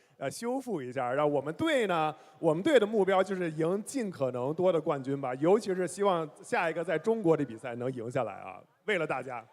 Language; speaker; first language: Chinese; native; Chinese